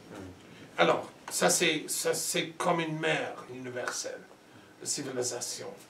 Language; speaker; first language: French; non-native, learner; English